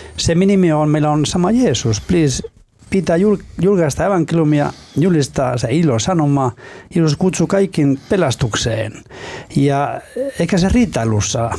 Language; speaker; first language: Finnish; non-native, fluent; Spanish